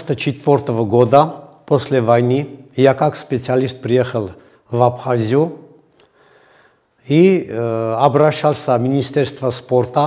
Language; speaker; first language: Russian; non-native, fluent; Armenian